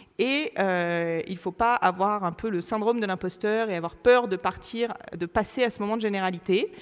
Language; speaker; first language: French; native; French